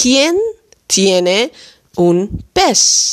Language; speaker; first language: Spanish; non-native, fluent; Dutch